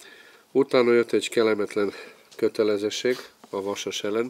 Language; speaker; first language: Hungarian; non-native, fluent; Serbian